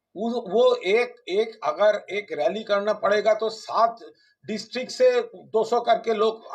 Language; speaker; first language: Hindi; non-native, local second language; Bangla